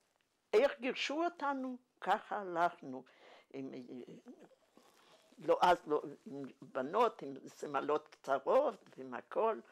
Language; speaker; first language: Hebrew; non-native, fluent; Yiddish